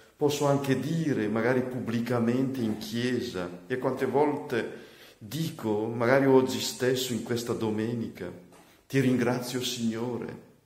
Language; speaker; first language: Italian; non-native, fluent; Malagasy